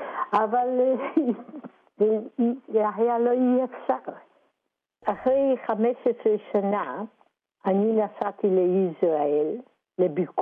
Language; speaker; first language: Hebrew; non-native, fluent; Polish